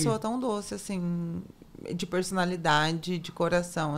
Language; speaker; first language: Portuguese; native; Portuguese